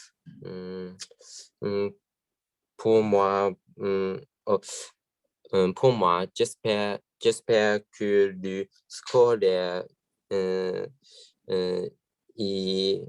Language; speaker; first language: French; non-native, learner; Chinese